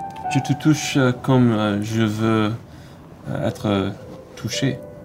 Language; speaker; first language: French; non-native, learner; English